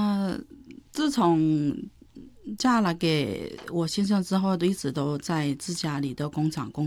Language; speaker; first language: Chinese; non-native, fluent; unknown